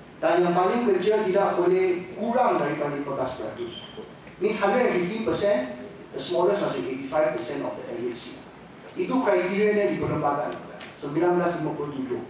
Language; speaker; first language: Malay; non-native, local second language; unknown